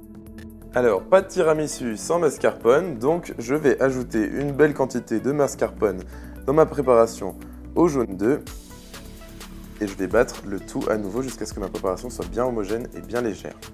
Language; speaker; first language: French; native; French